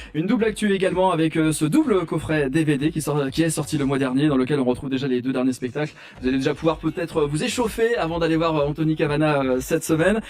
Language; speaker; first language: French; native; French